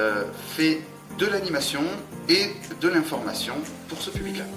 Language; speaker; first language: French; native; French